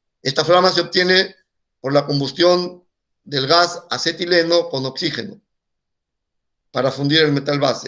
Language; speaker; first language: Spanish; native; Spanish